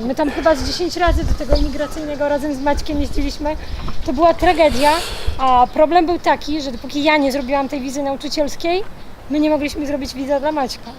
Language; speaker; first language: Polish; native; Polish